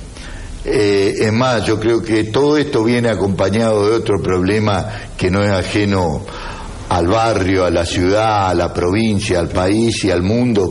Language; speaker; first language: Spanish; native; Spanish